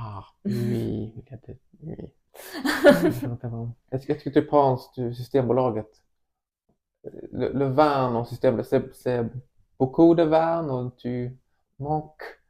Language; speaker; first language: French; non-native, learner; Swedish